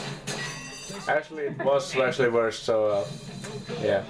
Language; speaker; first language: English; non-native, fluent; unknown